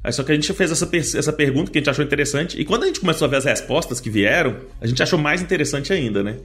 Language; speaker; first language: Portuguese; native; Portuguese